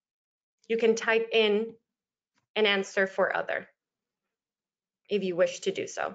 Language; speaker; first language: English; native; English